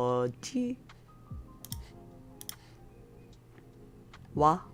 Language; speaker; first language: Korean; non-native, learner; English